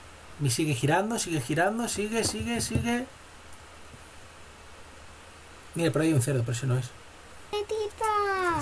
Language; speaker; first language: Spanish; native; Spanish